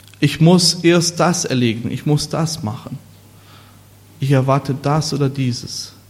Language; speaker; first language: German; non-native, learner; Portuguese